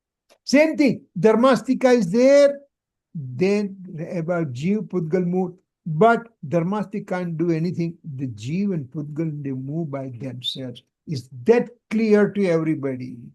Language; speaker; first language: English; non-native, local second language; Gujarati